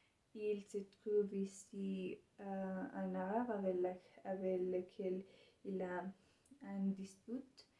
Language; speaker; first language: French; non-native, learner; Spanish